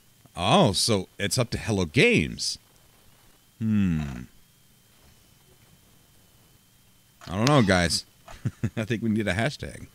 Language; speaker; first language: English; native; English